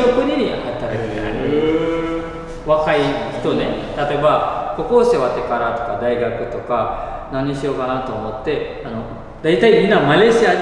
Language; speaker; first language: Japanese; non-native, learner; Indonesian